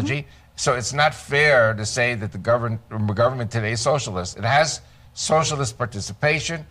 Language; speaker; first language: English; native; English